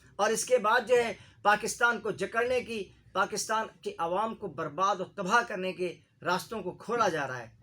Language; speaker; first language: Urdu; native; Urdu